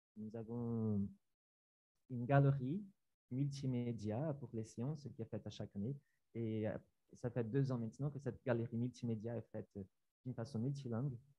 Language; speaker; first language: French; non-native, fluent; Portuguese